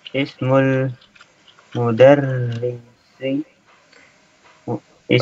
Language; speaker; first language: Arabic; non-native, learner; Indonesian